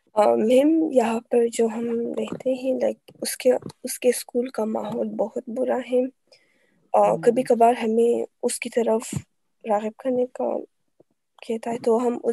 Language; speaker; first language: Hindi; early bilingual, heritage; Urdu